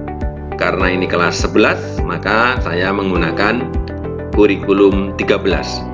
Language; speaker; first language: Indonesian; native; Indonesian